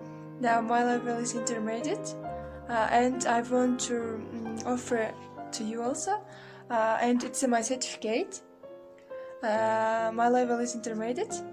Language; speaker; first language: English; non-native, learner; Kyrgyz